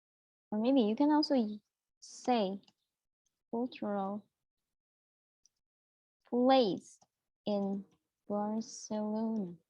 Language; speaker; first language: English; non-native, fluent; Indonesian